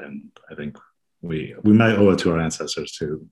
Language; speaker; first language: English; native; English